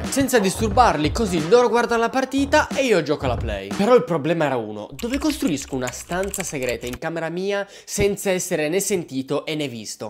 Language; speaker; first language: Italian; native; Italian